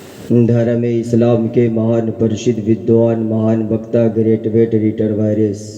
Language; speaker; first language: Hindi; native; Hindi